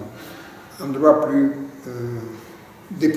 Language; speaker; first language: French; non-native, fluent; Italian